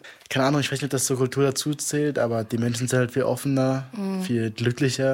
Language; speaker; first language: German; native; German